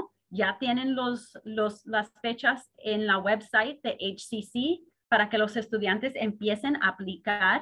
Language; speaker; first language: Spanish; early bilingual, heritage; Spanish